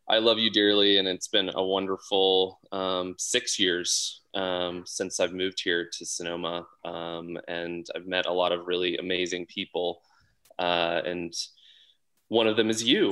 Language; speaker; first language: English; native; English